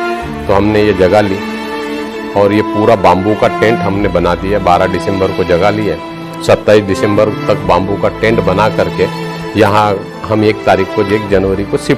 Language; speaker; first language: Hindi; native; Hindi